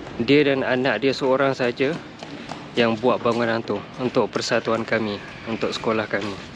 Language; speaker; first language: Malay; non-native, fluent; Western Cham